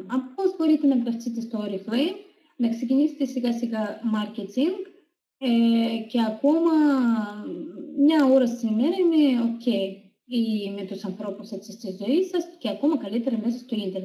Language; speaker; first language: Greek; non-native, fluent; Russian